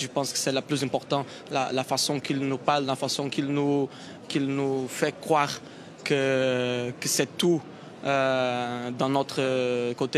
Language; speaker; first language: French; non-native, fluent; Portuguese